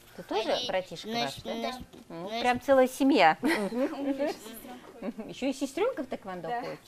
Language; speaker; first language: Russian; native; Russian